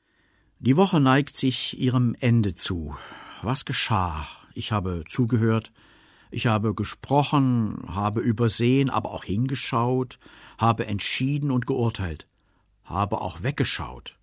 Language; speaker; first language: German; native; German